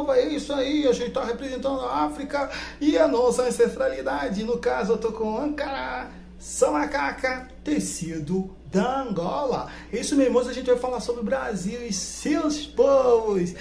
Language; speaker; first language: Portuguese; non-native, local second language; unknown